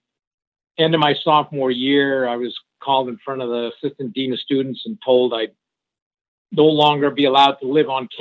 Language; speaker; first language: English; early bilingual, other home language; French